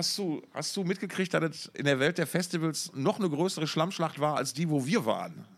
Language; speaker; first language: German; native; German